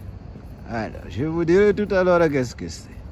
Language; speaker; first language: French; non-native, fluent; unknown